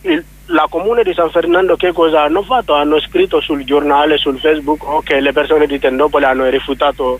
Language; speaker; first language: Italian; non-native, learner; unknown